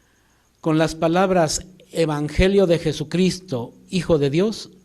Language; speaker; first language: Spanish; native; Spanish